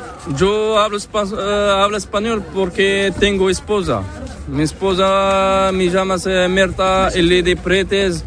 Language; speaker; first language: Spanish; non-native, learner; Arabic